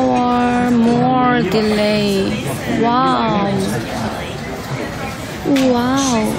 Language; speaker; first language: English; non-native, learner; Korean